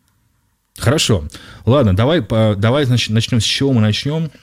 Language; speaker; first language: Russian; native; Russian